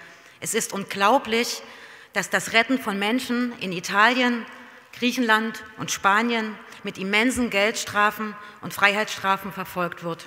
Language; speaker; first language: German; native; German